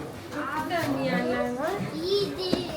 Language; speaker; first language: Turkish; native; Turkish